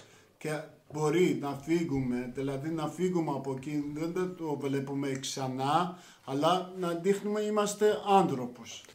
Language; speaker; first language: Greek; non-native, learner; Persian